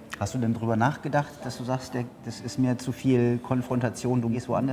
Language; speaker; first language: German; native; German